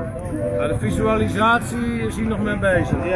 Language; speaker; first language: Dutch; native; Dutch